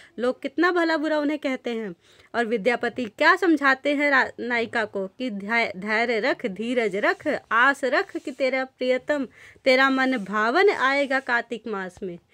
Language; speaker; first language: Hindi; native; Hindi